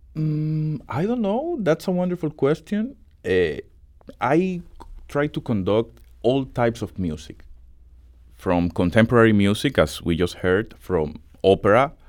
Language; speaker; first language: English; non-native, fluent; Spanish